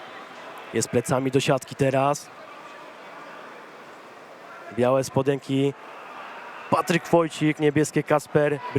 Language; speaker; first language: Polish; native; Polish